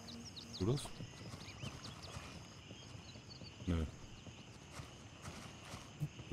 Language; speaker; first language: German; native; German